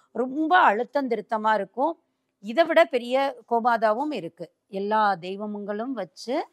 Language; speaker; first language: Tamil; native; Tamil